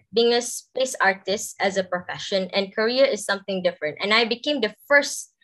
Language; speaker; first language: English; non-native, local second language; Malay